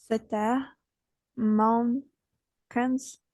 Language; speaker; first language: French; non-native, learner; Portuguese